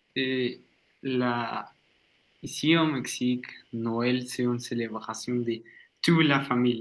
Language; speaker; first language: French; non-native, learner; Spanish